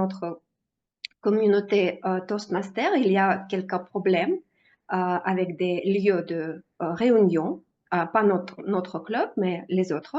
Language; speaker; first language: French; non-native, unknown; Russian